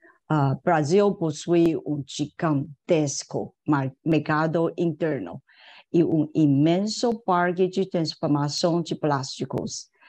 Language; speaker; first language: Portuguese; non-native, fluent; Chinese